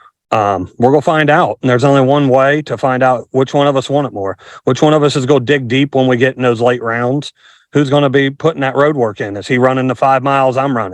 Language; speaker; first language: English; native; English